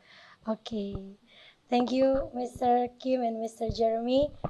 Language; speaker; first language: English; non-native, learner; Indonesian